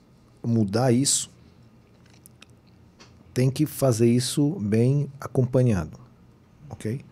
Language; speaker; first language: Portuguese; non-native, fluent; Hebrew